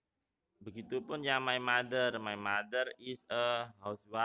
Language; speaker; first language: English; non-native, fluent; Indonesian